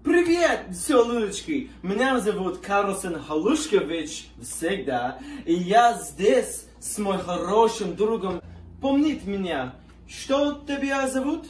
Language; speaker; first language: Russian; non-native, learner; English